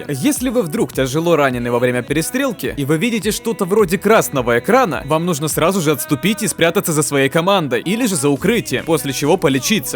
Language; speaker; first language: Russian; native; Russian